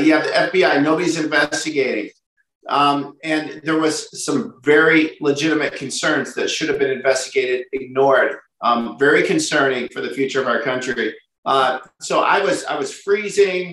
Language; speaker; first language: English; native; English